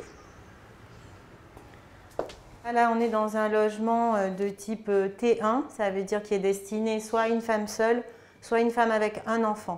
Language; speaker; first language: French; native; French